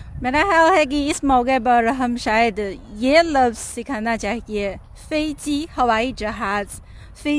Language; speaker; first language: Hindi; non-native, fluent; Chinese